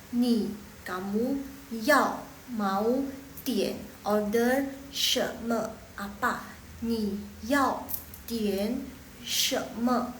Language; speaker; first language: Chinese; non-native, fluent; Indonesian